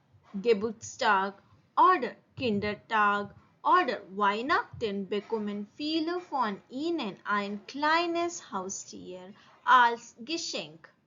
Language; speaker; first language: German; non-native, learner; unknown